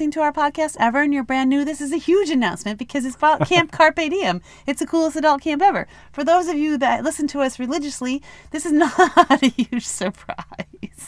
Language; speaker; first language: English; native; English